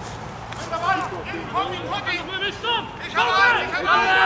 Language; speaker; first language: German; native; German